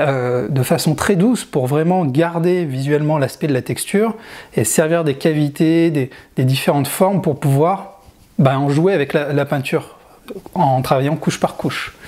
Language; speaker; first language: French; native; French